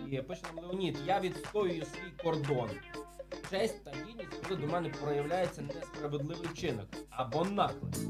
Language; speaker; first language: Ukrainian; native; Ukrainian